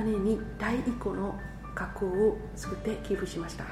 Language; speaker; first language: Japanese; non-native, fluent; Burmese